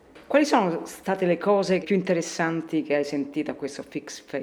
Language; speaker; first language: Italian; native; Italian